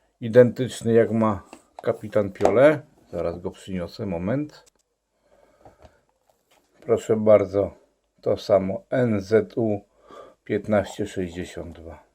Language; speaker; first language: Polish; native; Polish